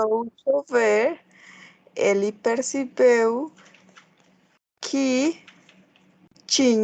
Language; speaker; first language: Portuguese; non-native, learner; Spanish